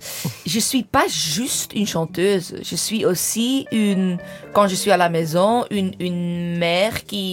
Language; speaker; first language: French; non-native, fluent; English